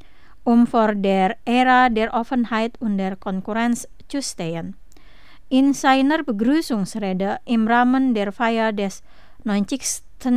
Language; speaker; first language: German; non-native, fluent; Indonesian